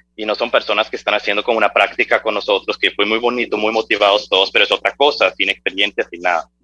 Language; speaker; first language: Spanish; early bilingual, heritage; Spanish